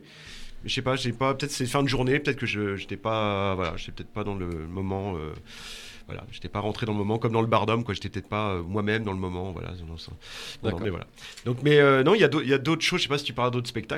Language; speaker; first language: French; native; French